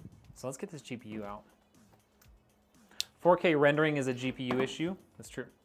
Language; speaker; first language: English; native; English